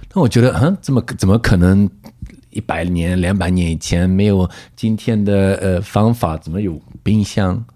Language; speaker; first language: Chinese; early bilingual, other home language; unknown